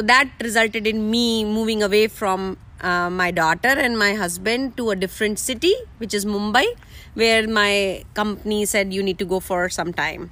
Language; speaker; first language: English; non-native, local second language; Hindi